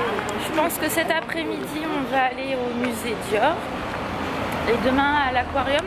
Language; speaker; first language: French; native; French